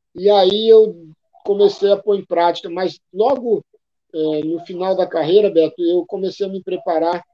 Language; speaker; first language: Portuguese; native; Portuguese